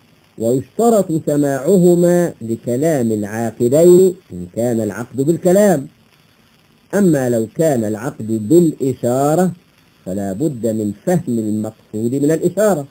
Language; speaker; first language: Arabic; native; Arabic